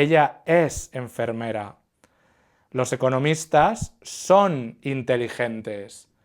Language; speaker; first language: Spanish; non-native, fluent; English